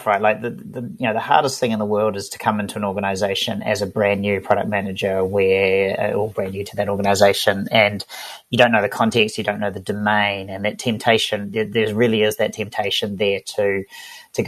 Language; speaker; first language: English; native; English